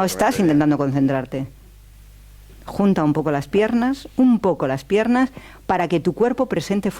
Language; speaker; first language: Spanish; native; Spanish